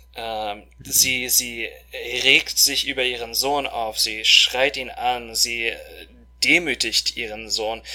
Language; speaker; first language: German; non-native, fluent; Russian